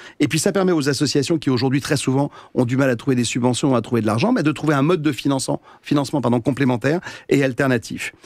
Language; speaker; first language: French; native; French